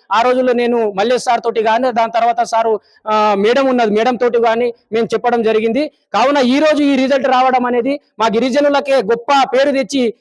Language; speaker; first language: Telugu; non-native, local second language; Lambadi